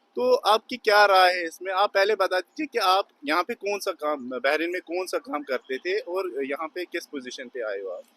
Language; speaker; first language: Hindi; non-native, local second language; Kashmiri